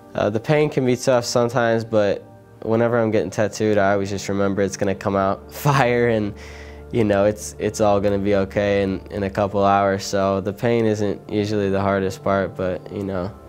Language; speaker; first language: English; native; English